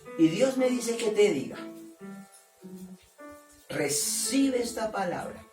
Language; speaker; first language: Spanish; native; Spanish